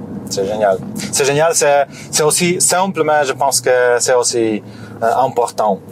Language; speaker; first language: French; non-native, learner; Polish